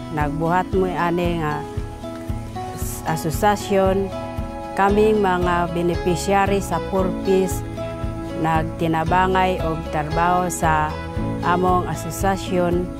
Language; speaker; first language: Cebuano; non-native, local second language; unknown